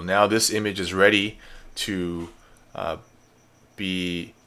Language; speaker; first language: English; native; English